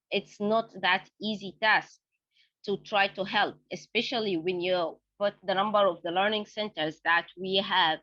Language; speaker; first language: English; non-native, fluent; Arabic